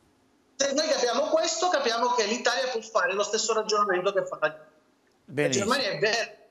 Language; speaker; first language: Italian; native; Italian